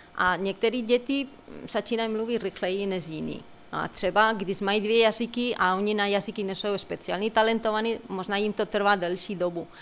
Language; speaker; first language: Czech; non-native, fluent; Spanish